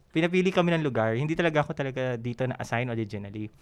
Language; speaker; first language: Filipino; native; Filipino